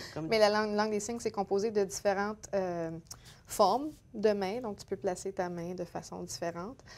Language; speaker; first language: French; native; French